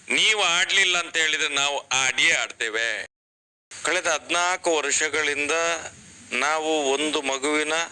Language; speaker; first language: Kannada; non-native, local second language; Tulu